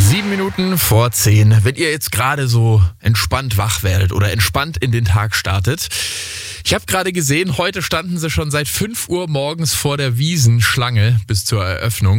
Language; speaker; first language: German; native; German